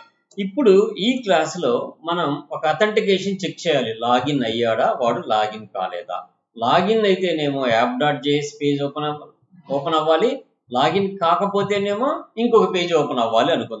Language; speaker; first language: Telugu; native; Telugu